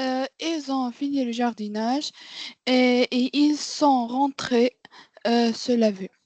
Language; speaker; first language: French; non-native, learner; Arabic